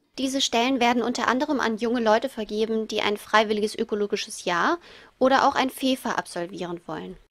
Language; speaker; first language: German; native; German